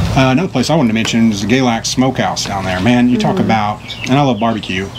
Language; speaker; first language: English; native; English